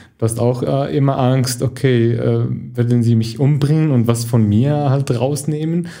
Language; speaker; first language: German; non-native, fluent; Arabic